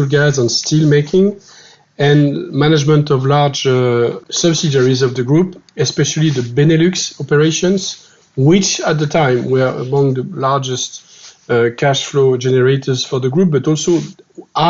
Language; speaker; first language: English; non-native, fluent; French